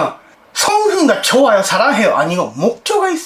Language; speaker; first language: Korean; non-native, learner; Japanese